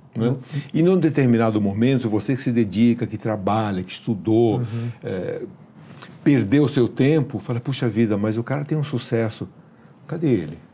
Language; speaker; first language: Portuguese; early bilingual, other home language; Hungarian